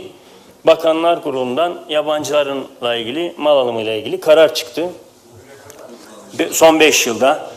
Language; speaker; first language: Turkish; native; Turkish